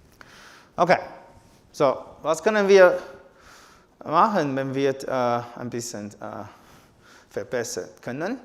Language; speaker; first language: German; non-native, fluent; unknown